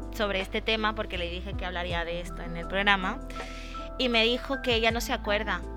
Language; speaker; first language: Spanish; early bilingual, other home language; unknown